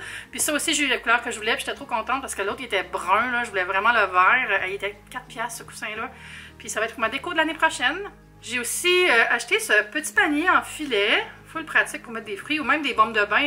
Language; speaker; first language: French; native; French